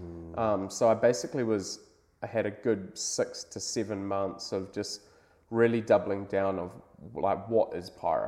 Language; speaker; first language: English; native; English